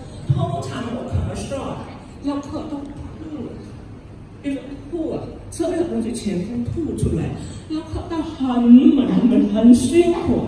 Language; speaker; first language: Chinese; early bilingual, heritage; Chinese